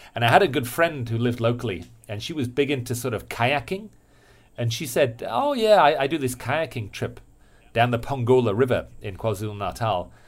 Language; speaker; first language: English; native; English